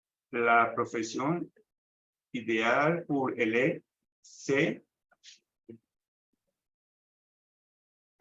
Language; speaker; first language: French; non-native, learner; Spanish